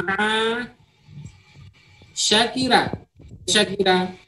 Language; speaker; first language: Arabic; non-native, fluent; Indonesian